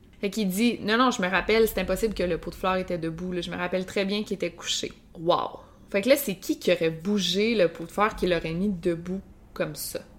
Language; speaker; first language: French; native; French